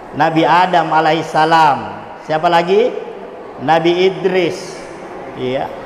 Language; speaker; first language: Indonesian; non-native, local second language; Buginese